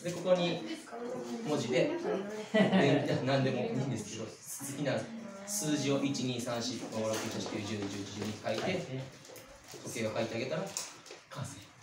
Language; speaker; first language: Japanese; native; Japanese